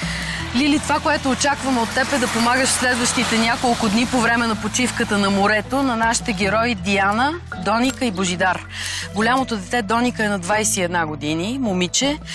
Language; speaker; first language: Bulgarian; native; Bulgarian